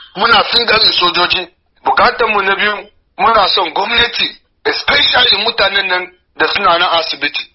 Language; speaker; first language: Hausa; non-native, local second language; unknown